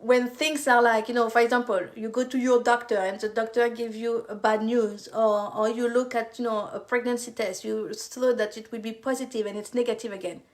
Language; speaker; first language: English; non-native, fluent; French